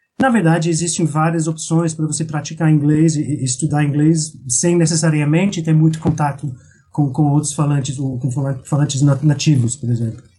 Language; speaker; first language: Portuguese; non-native, fluent; English